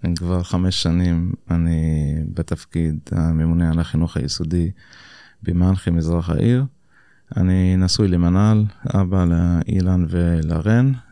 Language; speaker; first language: Hebrew; non-native, local second language; Arabic